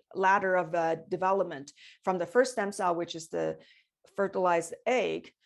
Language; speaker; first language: English; non-native, fluent; Chinese